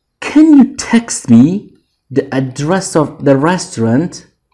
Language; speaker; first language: English; non-native, fluent; Persian